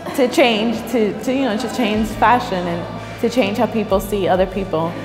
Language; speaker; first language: English; native; English